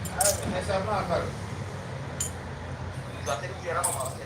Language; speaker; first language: Turkish; native; Turkish